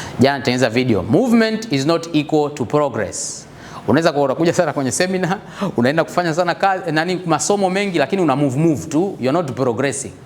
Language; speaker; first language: Swahili; non-native, local second language; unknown